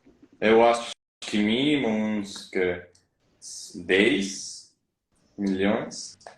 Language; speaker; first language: Portuguese; non-native, fluent; Spanish